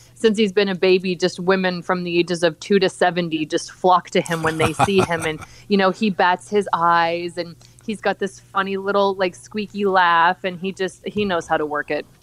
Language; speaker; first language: English; native; English